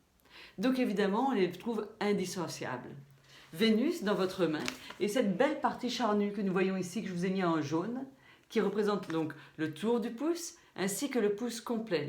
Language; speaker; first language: French; native; French